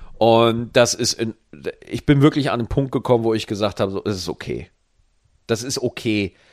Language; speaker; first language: German; native; German